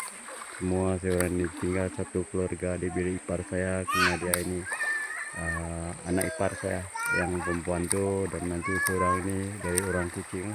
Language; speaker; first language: Indonesian; non-native, local second language; Iban